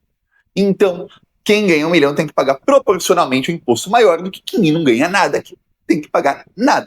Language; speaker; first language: Portuguese; native; Portuguese